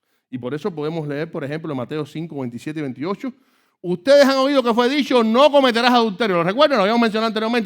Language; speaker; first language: Spanish; native; Spanish